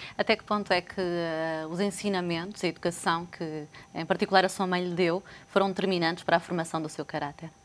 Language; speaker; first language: Portuguese; native; Portuguese